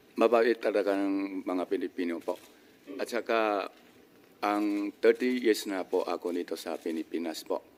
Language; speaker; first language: Filipino; non-native, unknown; Min Nan Chinese